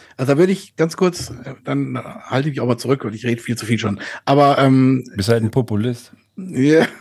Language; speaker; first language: German; native; German